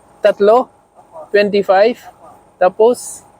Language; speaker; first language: Filipino; non-native, learner; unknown